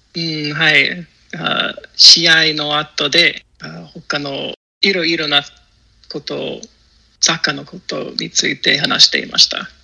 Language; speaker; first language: Japanese; non-native, learner; English